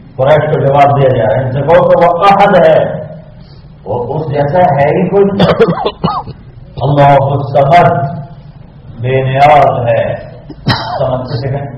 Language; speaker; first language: Urdu; non-native, local second language; Punjabi